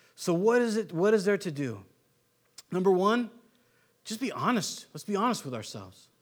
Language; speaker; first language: English; native; English